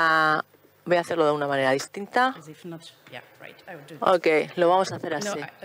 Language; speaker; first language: Spanish; non-native, fluent; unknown